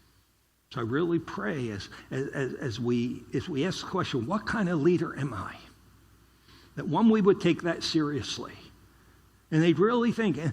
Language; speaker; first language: English; native; English